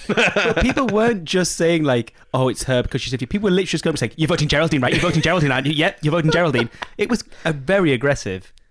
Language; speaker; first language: English; native; English